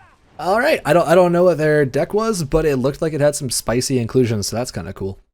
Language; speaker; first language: English; native; English